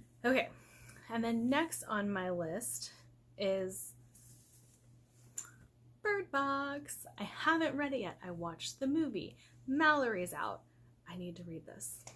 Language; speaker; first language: English; native; English